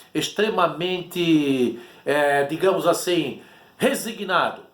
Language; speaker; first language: Portuguese; native; Portuguese